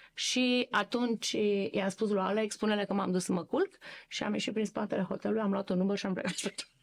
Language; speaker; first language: Romanian; native; Romanian